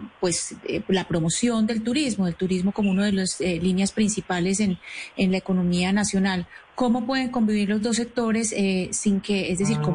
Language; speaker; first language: Spanish; native; Spanish